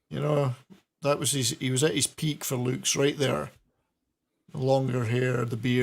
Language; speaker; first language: English; native; English